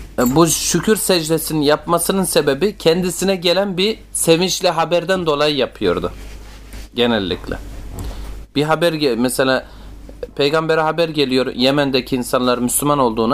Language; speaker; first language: Turkish; native; Turkish